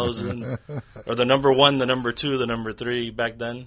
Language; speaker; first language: English; native; English